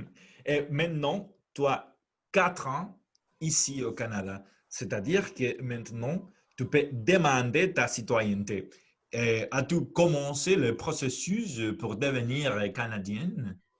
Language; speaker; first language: French; non-native, fluent; Spanish